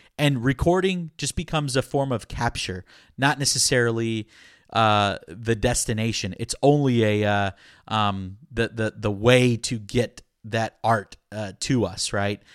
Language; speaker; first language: English; early bilingual, other home language; Spanish